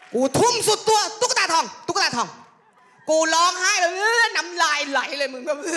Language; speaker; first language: Thai; native; Thai